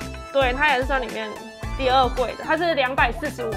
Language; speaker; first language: Chinese; native; Chinese